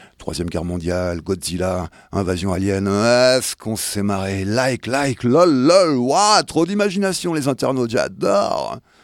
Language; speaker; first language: French; native; French